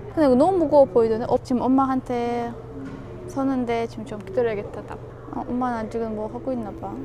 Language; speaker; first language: Korean; non-native, learner; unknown